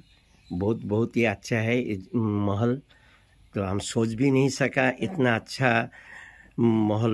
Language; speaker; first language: Hindi; non-native, local second language; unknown